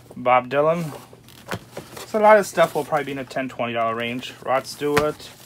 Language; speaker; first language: English; non-native, fluent; German